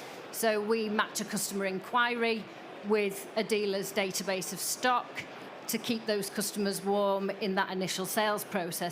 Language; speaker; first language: English; native; English